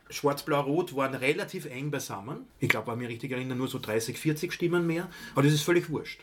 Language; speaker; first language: German; native; German